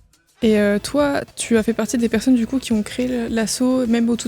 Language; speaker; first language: French; native; French